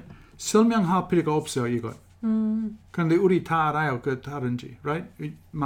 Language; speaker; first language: Korean; non-native, fluent; English